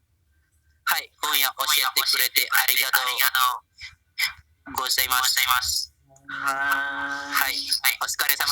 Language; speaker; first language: Japanese; non-native, learner; Indonesian